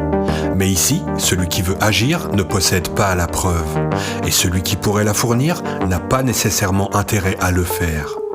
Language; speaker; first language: French; native; French